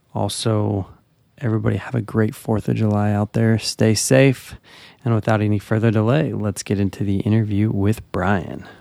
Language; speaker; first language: English; native; English